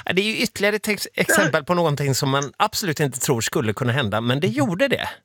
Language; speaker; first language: Swedish; native; Swedish